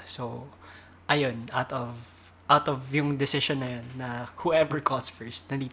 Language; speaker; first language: English; non-native, local second language; Cebuano